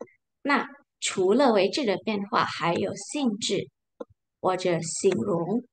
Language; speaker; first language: Chinese; non-native, fluent; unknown